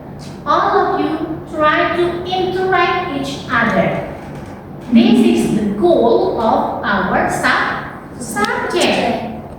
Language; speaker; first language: English; non-native, fluent; Indonesian